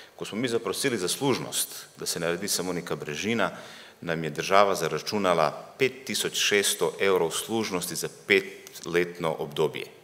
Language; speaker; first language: Slovenian; early bilingual, other home language; Bosnian